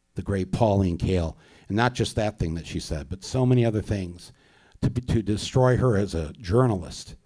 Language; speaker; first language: English; native; English